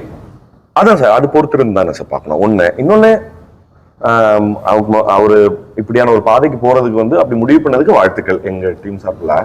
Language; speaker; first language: Tamil; native; Tamil